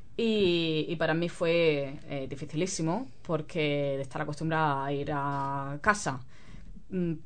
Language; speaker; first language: Spanish; native; Spanish